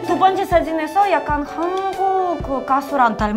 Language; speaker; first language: Korean; non-native, fluent; Ukrainian